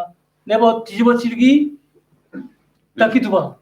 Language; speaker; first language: Czech; non-native, learner; Korean